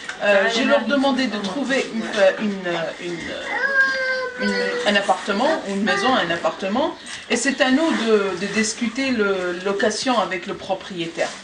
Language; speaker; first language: French; non-native, local second language; Arabic